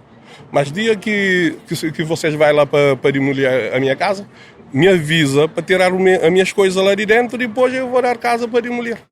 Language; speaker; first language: Portuguese; non-native, local second language; Kabuverdianu